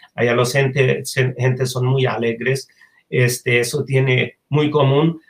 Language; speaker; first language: Spanish; non-native, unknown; Bangla